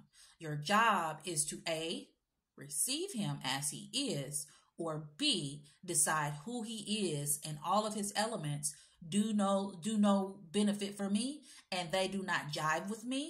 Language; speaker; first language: English; native; English